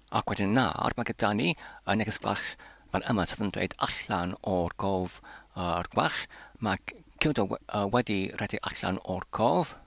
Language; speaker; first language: Welsh; non-native, learner; Polish